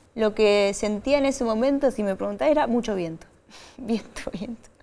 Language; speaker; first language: Spanish; native; Spanish